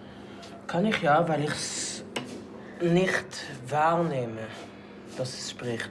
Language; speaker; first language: German; non-native, fluent; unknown